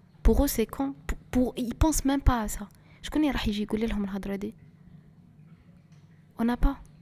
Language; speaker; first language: French; non-native, local second language; Arabic